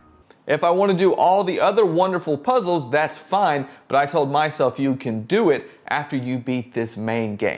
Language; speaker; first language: English; native; English